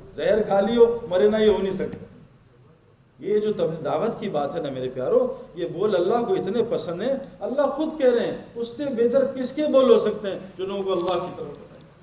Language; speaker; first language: Urdu; native; Urdu